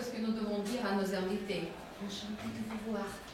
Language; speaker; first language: French; non-native, fluent; Russian